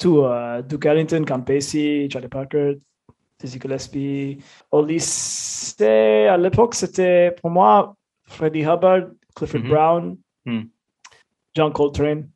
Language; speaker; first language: French; non-native, fluent; English